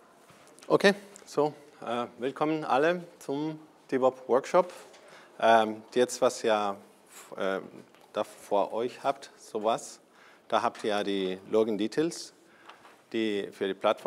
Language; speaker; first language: German; non-native, fluent; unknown